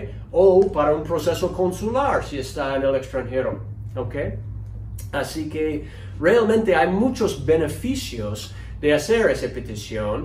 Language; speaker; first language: Spanish; non-native, fluent; English